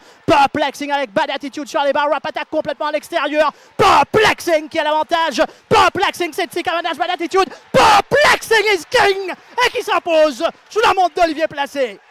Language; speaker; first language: French; non-native, local second language; Morisyen